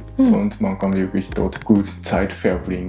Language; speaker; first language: German; non-native, learner; Japanese